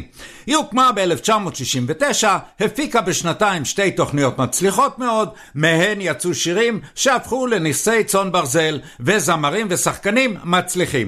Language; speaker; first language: Hebrew; native; Hebrew